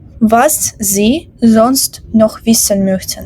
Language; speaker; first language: German; non-native, fluent; Ukrainian